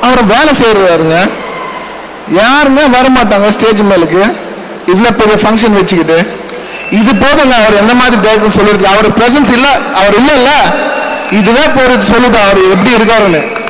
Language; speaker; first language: Tamil; non-native, learner; Telugu